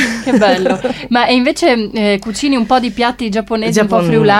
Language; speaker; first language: Italian; native; Italian